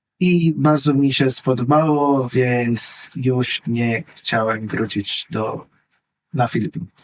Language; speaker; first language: Polish; non-native, learner; Filipino